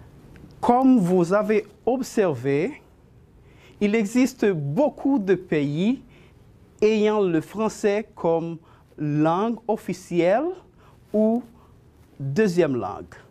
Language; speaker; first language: French; non-native, fluent; Spanish